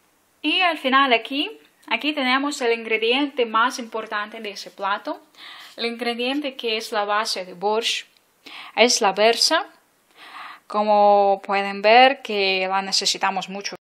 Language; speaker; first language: Spanish; non-native, fluent; Ukrainian